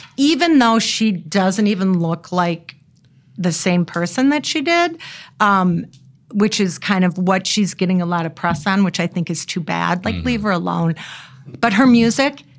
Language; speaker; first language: English; native; English